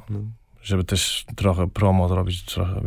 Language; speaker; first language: Polish; early bilingual, heritage; Polish